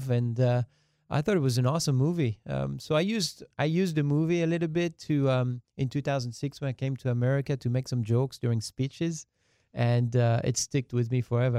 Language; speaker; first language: English; non-native, fluent; French